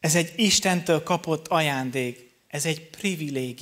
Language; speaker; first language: Hungarian; native; Hungarian